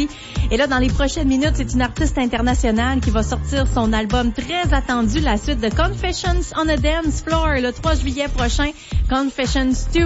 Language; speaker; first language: French; native; French